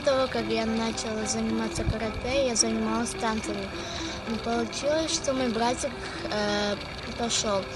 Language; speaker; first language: Russian; non-native, local second language; Kazakh